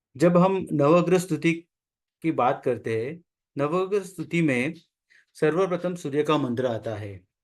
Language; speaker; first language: Hindi; non-native, local second language; Marathi